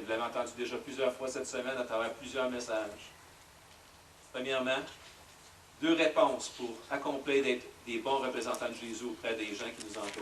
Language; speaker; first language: French; native; French